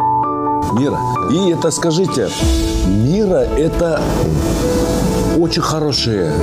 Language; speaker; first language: Russian; non-native, learner; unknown